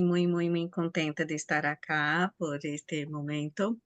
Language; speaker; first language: Spanish; non-native, fluent; Portuguese